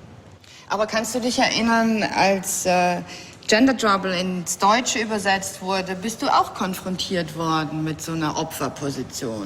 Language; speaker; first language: German; native; German